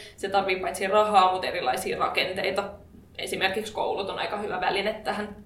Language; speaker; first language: Finnish; native; Finnish